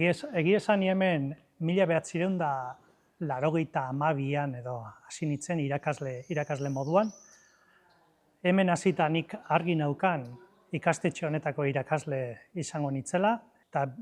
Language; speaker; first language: Basque; native; Basque